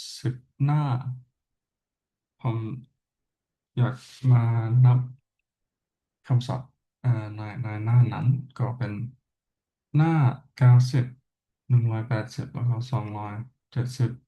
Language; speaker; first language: Thai; non-native, learner; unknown